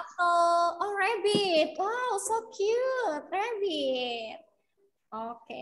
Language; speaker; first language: English; non-native, fluent; Indonesian